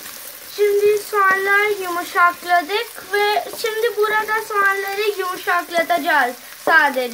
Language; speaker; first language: Turkish; non-native, learner; Urdu